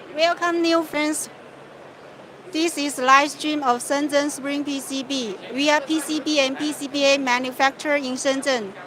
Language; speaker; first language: English; non-native, local second language; Chinese